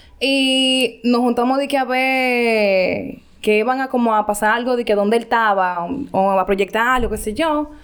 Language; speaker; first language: Spanish; native; Spanish